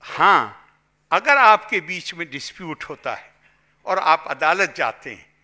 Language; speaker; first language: Hindi; native; Hindi